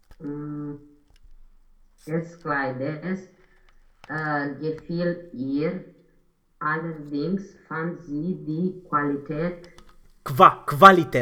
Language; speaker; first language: German; non-native, learner; Romanian